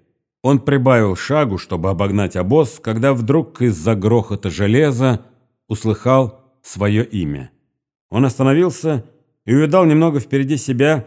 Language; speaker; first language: Russian; native; Russian